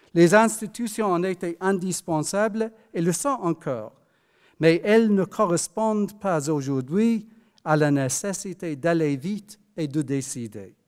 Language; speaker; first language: French; non-native, fluent; English